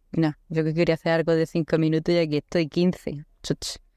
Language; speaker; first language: Spanish; native; Spanish